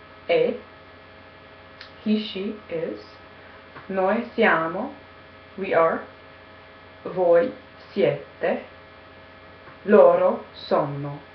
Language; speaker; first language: Italian; non-native, learner; English